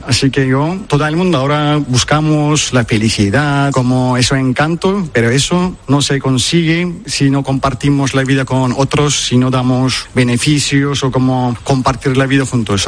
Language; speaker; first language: Spanish; non-native, fluent; Turkish